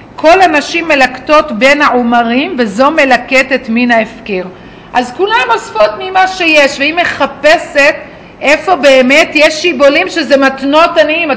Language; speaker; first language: Hebrew; native; Hebrew